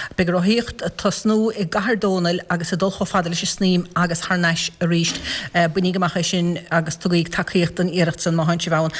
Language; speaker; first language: Irish; native; Irish